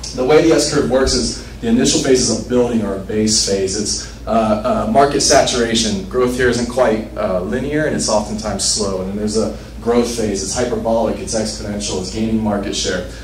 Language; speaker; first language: English; native; English